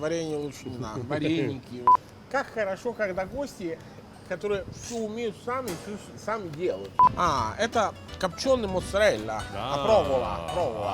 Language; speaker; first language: Russian; non-native, fluent; Italian